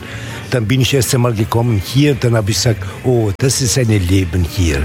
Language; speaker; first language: German; non-native, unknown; Italian